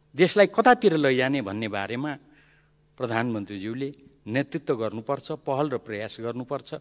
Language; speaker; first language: Nepali; non-native, local second language; Limbu